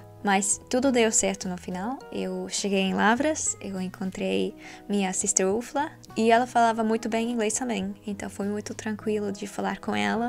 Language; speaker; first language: Portuguese; non-native, learner; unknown